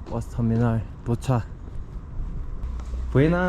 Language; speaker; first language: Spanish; non-native, learner; Korean